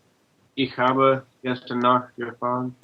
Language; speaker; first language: German; non-native, learner; English